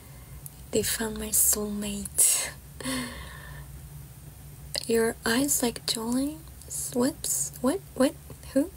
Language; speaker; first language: English; non-native, fluent; Georgian